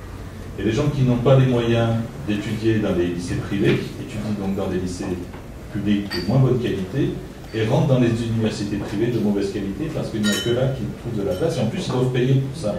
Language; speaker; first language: French; native; French